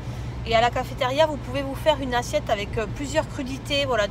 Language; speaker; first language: French; native; French